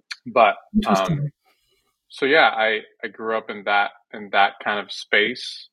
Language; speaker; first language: English; early bilingual, other home language; Spanish